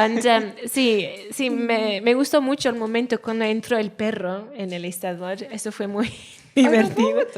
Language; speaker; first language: Spanish; non-native, learner; Welsh